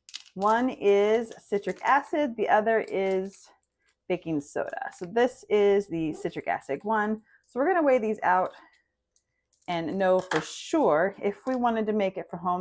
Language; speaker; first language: English; native; English